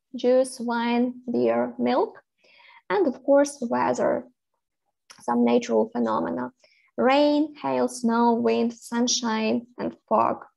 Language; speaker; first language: English; non-native, fluent; Ukrainian